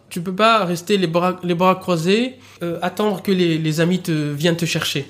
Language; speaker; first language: French; non-native, fluent; Arabic